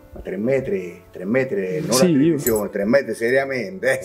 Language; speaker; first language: Italian; native; Italian